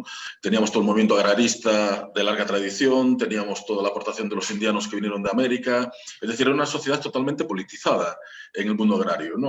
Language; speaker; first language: Spanish; native; Spanish